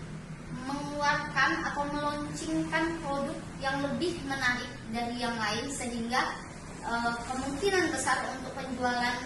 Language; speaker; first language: Indonesian; native; Indonesian